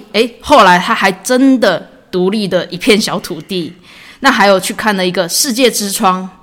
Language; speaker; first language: Chinese; native; Chinese